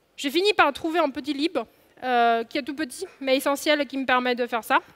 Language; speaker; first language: French; non-native, fluent; Chinese